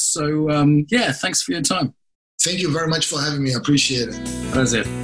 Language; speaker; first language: English; native; English